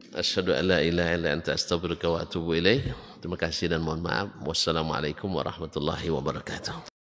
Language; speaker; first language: Malay; native; Malay